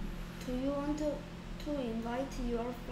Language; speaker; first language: English; non-native, learner; Korean